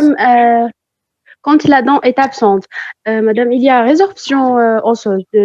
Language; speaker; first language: French; non-native, local second language; Arabic